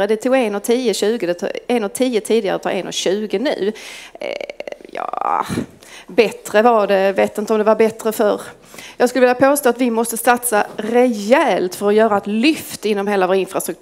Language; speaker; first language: Swedish; native; Swedish